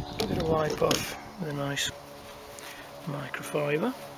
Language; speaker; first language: English; native; English